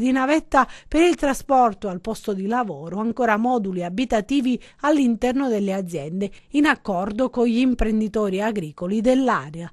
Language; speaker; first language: Italian; native; Italian